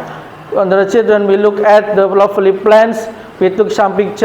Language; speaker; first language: English; non-native, learner; Indonesian